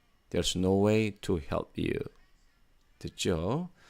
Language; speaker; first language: English; non-native, fluent; Korean